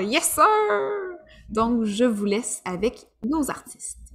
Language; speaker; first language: French; native; French